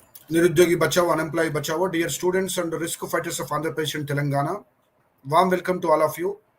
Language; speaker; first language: English; non-native, local second language; Telugu